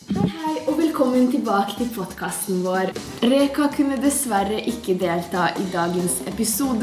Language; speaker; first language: Norwegian; non-native, fluent; Hungarian